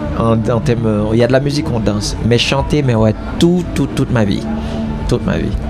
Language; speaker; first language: French; non-native, local second language; Haitian Creole